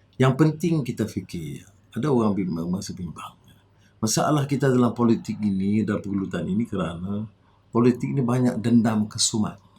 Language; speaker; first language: Malay; native; Malay